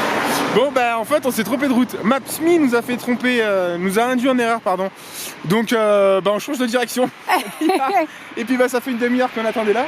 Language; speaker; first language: French; native; French